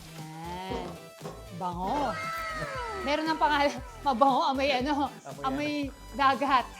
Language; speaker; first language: Filipino; native; Filipino